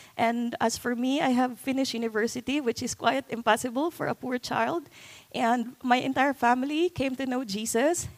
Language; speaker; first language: English; non-native, local second language; Cebuano